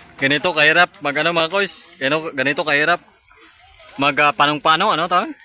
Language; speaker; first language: Filipino; native; Filipino